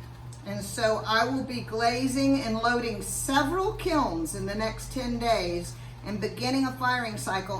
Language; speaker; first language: English; native; English